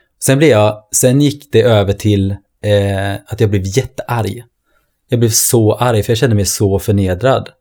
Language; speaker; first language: Swedish; early bilingual, other home language; Norwegian